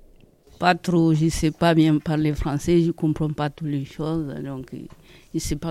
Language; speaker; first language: French; non-native, learner; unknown